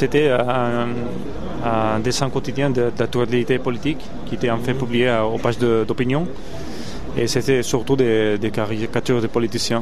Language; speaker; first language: French; non-native, fluent; Spanish